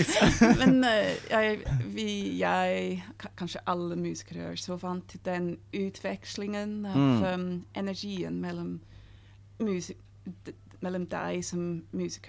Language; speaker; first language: Swedish; non-native, fluent; English